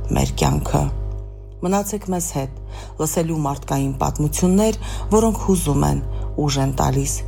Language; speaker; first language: Armenian; native; Armenian